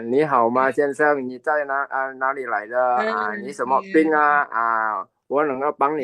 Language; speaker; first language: Chinese; non-native, learner; Indonesian